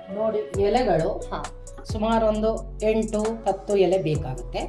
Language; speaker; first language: Kannada; native; Kannada